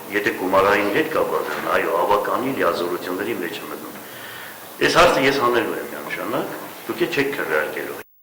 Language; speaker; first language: Armenian; native; Armenian